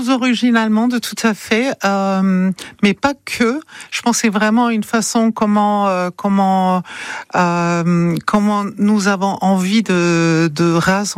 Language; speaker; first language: French; non-native, fluent; German